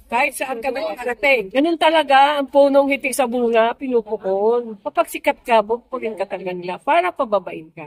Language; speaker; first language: Filipino; non-native, local second language; Cebuano